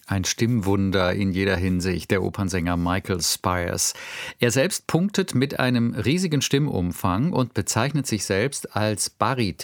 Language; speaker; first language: German; native; German